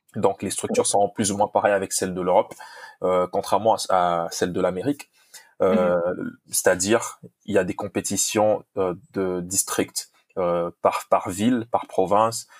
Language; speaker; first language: French; non-native, local second language; Lingala